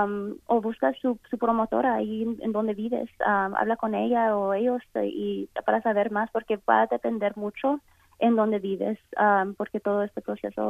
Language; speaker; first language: Spanish; early bilingual, heritage; Spanish